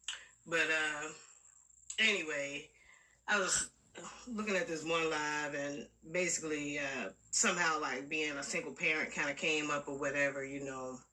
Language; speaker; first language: English; native; English